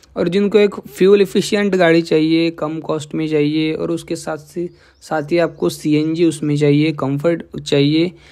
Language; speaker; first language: Hindi; non-native, local second language; Marathi